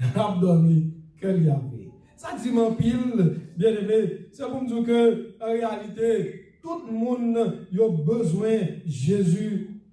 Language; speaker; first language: French; non-native, learner; English